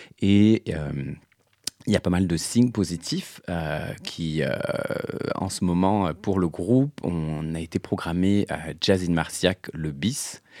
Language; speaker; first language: French; native; French